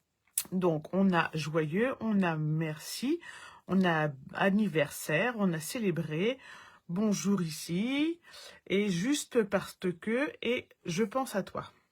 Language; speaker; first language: French; native; French